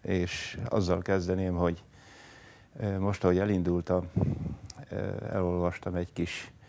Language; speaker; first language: Hungarian; native; Hungarian